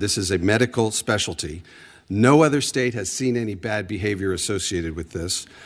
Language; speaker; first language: English; native; English